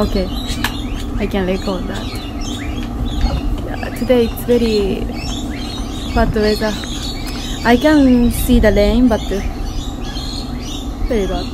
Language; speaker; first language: English; non-native, learner; Japanese